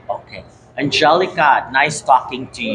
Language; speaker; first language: English; non-native, local second language; Filipino